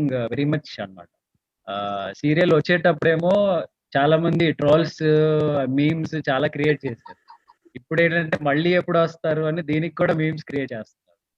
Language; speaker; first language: Telugu; native; Telugu